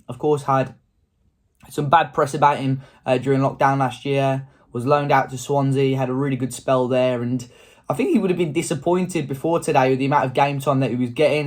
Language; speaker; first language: English; native; English